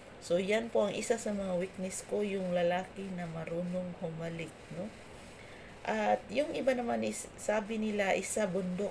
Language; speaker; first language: Filipino; non-native, local second language; Cebuano